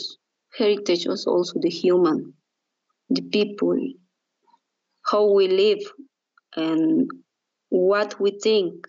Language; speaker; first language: English; non-native, learner; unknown